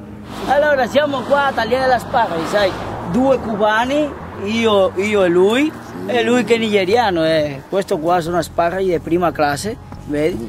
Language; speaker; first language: Italian; non-native, fluent; Spanish